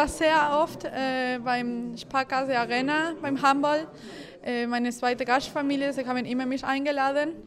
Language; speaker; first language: German; non-native, fluent; Spanish